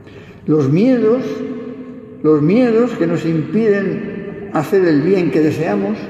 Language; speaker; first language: Spanish; native; Spanish